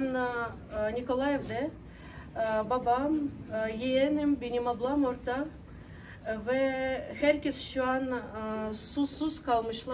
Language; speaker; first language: Turkish; non-native, learner; Ukrainian